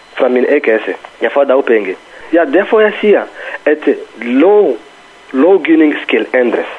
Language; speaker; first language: Danish; non-native, fluent; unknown